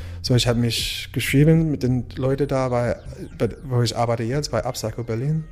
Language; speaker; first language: German; non-native, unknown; English